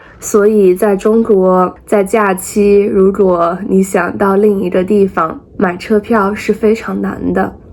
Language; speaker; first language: Chinese; native; Chinese